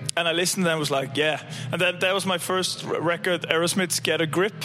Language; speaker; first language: English; non-native, fluent; Norwegian